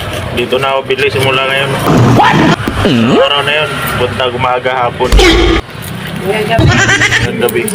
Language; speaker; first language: Filipino; non-native, local second language; Cebuano